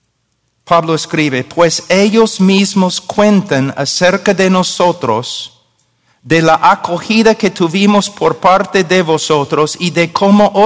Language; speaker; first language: Spanish; non-native, fluent; English